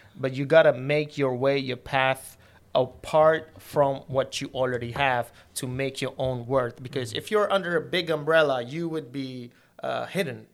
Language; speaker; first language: English; non-native, local second language; Urdu